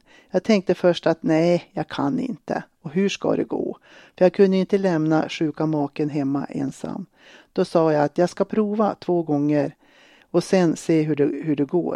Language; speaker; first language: Swedish; native; Swedish